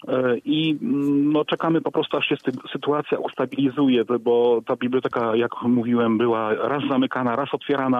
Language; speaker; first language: Polish; native; Polish